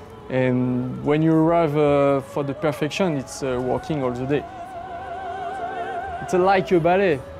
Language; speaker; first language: English; non-native, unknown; French